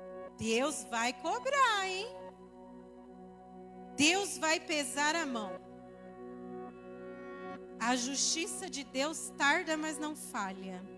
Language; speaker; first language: Portuguese; native; Portuguese